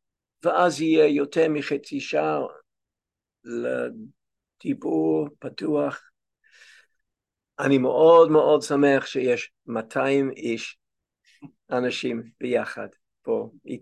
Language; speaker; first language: Hebrew; non-native, fluent; English